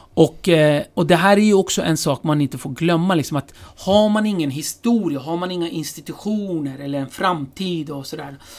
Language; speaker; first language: Swedish; early bilingual, other home language; Kurdish